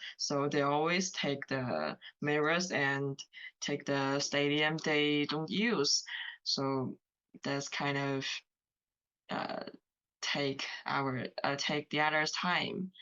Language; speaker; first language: English; non-native, learner; Chinese